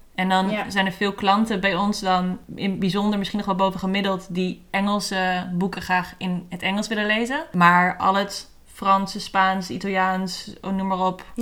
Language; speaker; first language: Dutch; native; Dutch